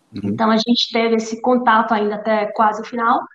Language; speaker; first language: Portuguese; native; Portuguese